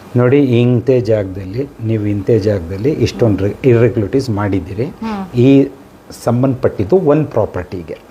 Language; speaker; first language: Kannada; non-native, local second language; Urdu